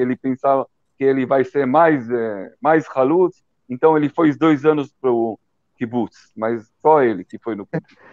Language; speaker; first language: Portuguese; early bilingual, heritage; Portuguese